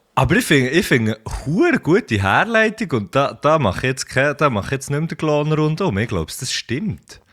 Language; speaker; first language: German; native; German